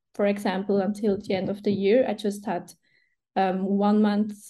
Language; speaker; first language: English; non-native, fluent; Swiss German